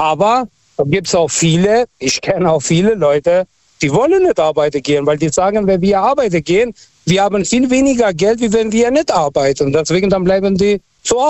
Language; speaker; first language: German; non-native, fluent; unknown